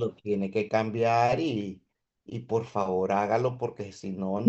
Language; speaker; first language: Spanish; native; Spanish